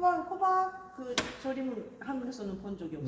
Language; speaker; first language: Korean; non-native, fluent; Japanese